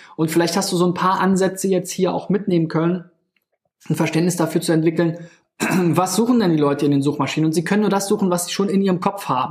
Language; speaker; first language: German; native; German